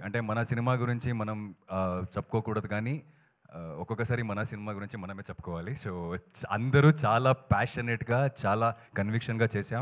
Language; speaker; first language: Telugu; non-native, fluent; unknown